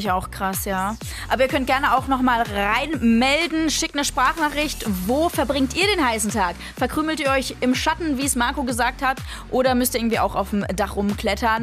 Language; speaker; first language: German; native; German